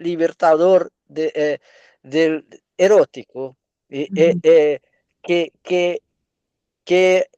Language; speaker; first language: Spanish; non-native, learner; Portuguese